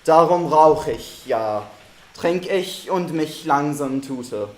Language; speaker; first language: German; non-native, learner; Arabic